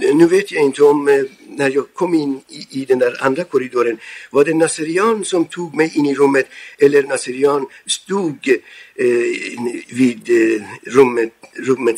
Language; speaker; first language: Swedish; non-native, fluent; Persian